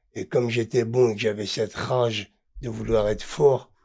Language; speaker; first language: French; native; French